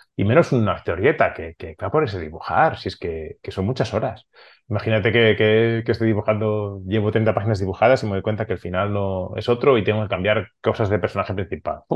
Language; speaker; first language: Spanish; non-native, local second language; Catalan